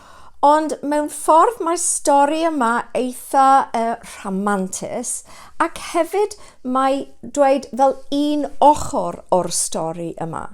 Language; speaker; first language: Welsh; non-native, local second language; English